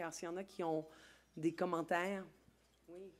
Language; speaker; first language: French; native; French